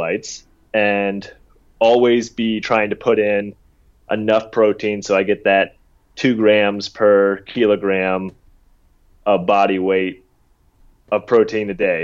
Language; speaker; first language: English; native; English